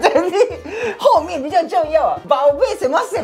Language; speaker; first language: Chinese; non-native, learner; Japanese